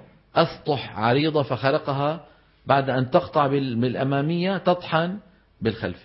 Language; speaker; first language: Arabic; native; Arabic